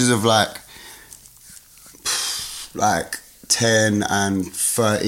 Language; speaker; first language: English; native; English